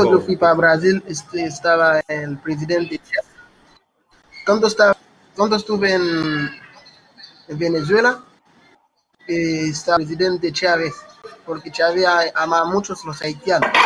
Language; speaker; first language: Spanish; non-native, learner; Haitian Creole